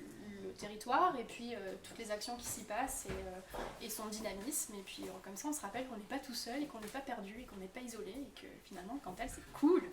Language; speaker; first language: French; native; French